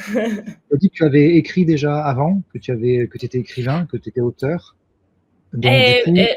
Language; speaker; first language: French; native; French